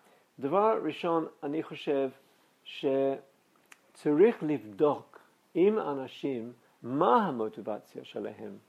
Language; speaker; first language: Hebrew; non-native, fluent; English